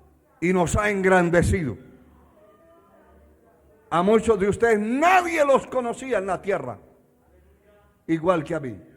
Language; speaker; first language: Spanish; native; Spanish